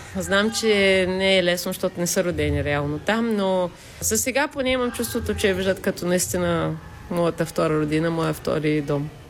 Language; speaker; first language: Bulgarian; native; Bulgarian